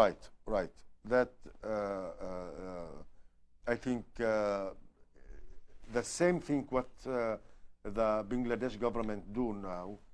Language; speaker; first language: English; non-native, learner; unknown